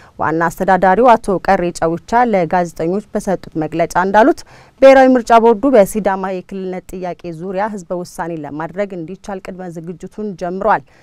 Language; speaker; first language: Amharic; non-native, local second language; Oromo